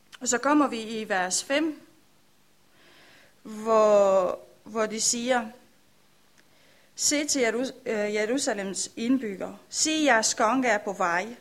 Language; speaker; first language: Danish; non-native, learner; Romanian